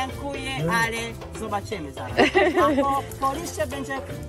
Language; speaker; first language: Polish; non-native, learner; Swahili